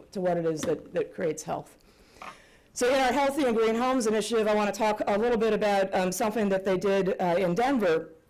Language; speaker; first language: English; native; English